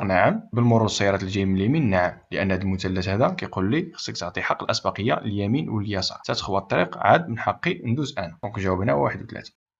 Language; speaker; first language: Arabic; native; Arabic